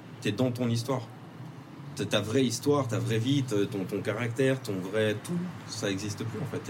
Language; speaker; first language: French; native; French